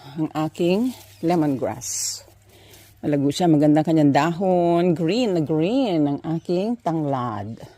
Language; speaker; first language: Filipino; non-native, local second language; Cebuano